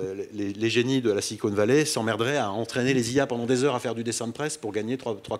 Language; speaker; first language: French; native; French